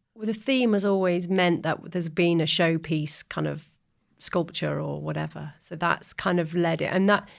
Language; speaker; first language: English; native; English